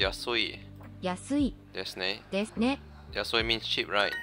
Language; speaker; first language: Japanese; non-native, learner; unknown